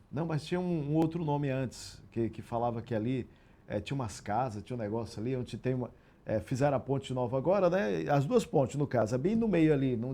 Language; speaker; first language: Portuguese; native; Portuguese